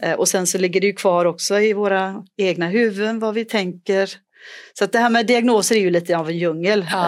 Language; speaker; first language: Swedish; native; Swedish